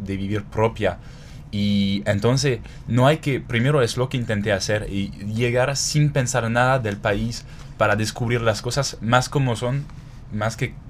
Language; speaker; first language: Spanish; non-native, fluent; French